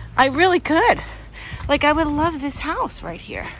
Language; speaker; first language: English; native; English